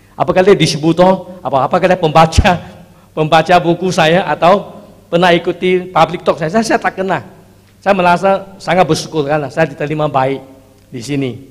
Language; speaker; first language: Indonesian; non-native, fluent; Chinese